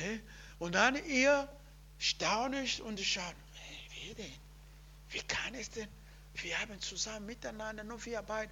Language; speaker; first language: German; non-native, learner; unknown